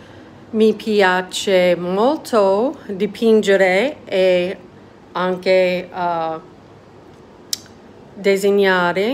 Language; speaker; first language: Italian; non-native, learner; English